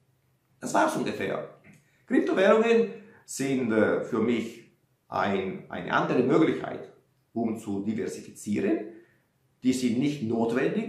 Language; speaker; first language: German; non-native, fluent; Italian